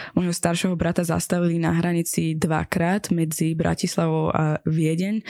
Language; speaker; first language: Slovak; non-native, fluent; Persian